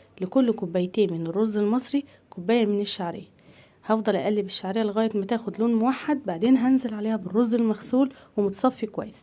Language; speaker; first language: Arabic; native; Arabic